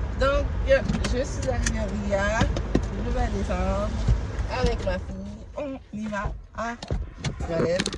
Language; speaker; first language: French; non-native, local second language; Haitian Creole